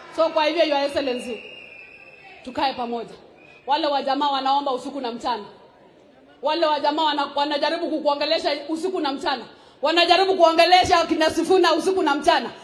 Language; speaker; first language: Swahili; non-native, local second language; Luo (Kenya and Tanzania)